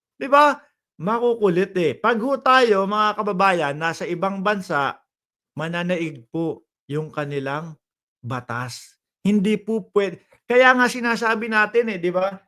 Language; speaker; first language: Filipino; native; Filipino